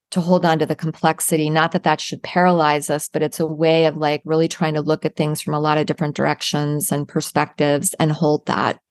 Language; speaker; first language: English; native; English